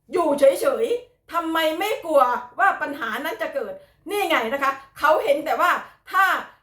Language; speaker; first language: Thai; native; Thai